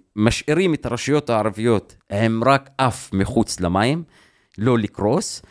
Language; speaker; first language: Hebrew; non-native, local second language; Arabic